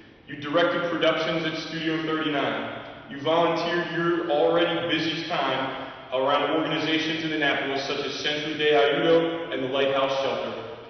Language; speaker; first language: English; native; English